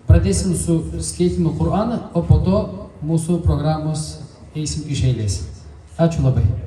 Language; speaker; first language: Lithuanian; non-native, learner; Kyrgyz